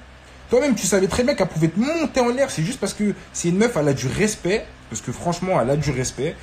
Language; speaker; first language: French; native; French